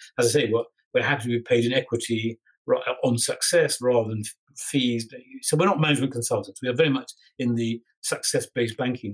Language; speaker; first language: English; native; English